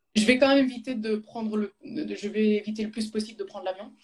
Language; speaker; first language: French; native; French